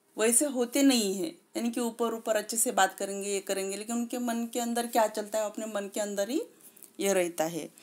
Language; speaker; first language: Hindi; non-native, local second language; Marathi